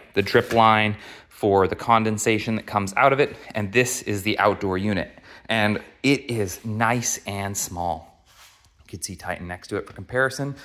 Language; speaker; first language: English; native; English